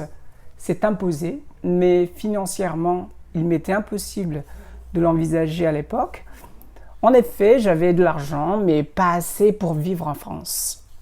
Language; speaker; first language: French; non-native, fluent; Indonesian